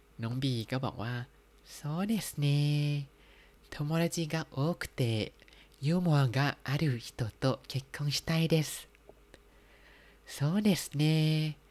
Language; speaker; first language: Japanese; non-native, fluent; Thai